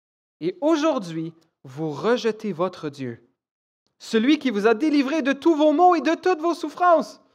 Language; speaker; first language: French; native; French